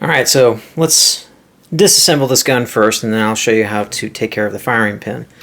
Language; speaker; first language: English; native; English